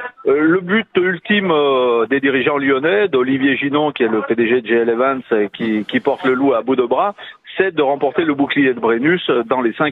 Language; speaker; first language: French; native; French